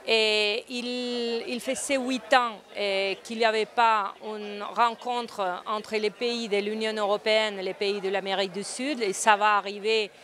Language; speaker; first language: French; non-native, fluent; Spanish